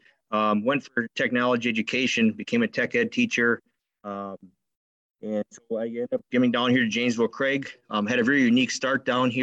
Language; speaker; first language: English; native; English